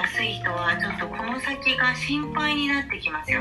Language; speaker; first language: Japanese; native; Japanese